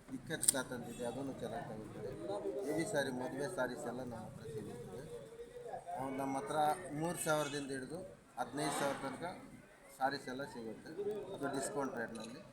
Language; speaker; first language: Kannada; native; Kannada